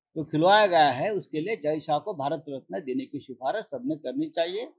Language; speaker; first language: Hindi; non-native, local second language; Marathi